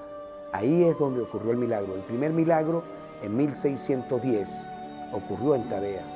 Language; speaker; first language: Spanish; native; Spanish